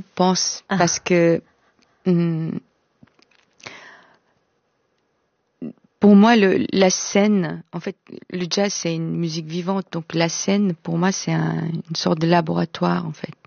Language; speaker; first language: French; non-native, fluent; Korean